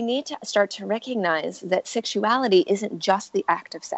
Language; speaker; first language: English; early bilingual, other home language; French